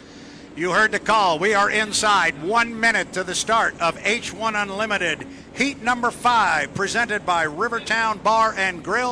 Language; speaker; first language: English; native; English